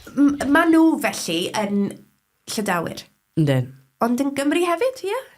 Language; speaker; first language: Welsh; native; Welsh